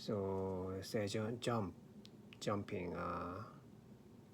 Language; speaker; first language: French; non-native, learner; Korean